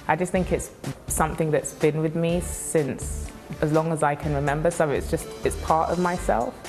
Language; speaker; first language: English; native; English